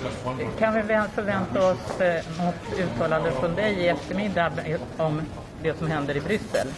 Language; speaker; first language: Swedish; native; Swedish